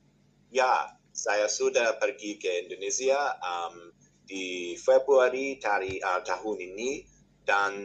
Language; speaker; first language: Indonesian; non-native, learner; English